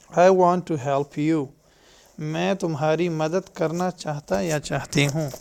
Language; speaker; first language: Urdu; non-native, local second language; Pashto